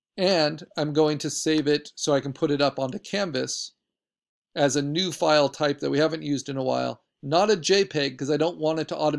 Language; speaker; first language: English; native; English